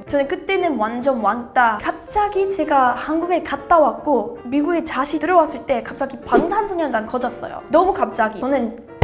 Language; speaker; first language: Korean; non-native, learner; English